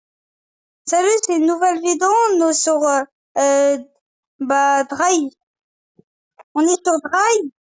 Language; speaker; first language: French; native; French